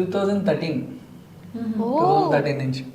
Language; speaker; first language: Telugu; native; Telugu